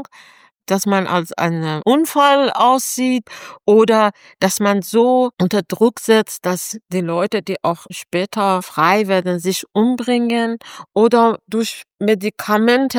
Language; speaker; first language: German; non-native, fluent; Persian